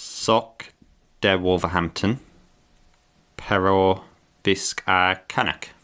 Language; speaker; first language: Catalan; non-native, learner; English